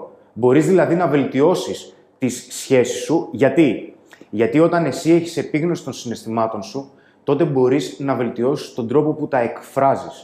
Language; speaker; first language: Greek; native; Greek